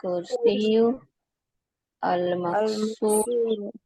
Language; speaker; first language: Arabic; non-native, fluent; Urdu